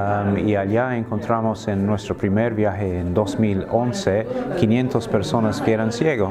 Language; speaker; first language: Spanish; non-native, fluent; English